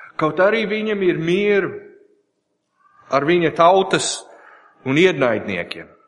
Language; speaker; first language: Latvian; non-native, learner; English